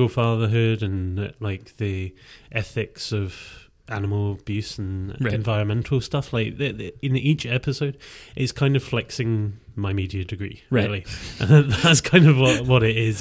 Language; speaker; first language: English; native; English